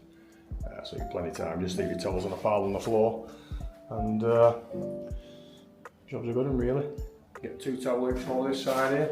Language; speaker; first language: English; native; English